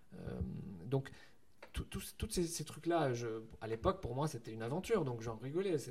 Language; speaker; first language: French; non-native, local second language; Arabic